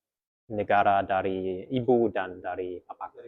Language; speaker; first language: Indonesian; early bilingual, heritage; German